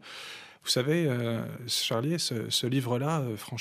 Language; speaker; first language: French; native; French